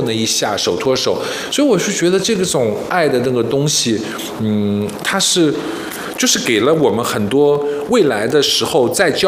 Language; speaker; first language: Chinese; native; Chinese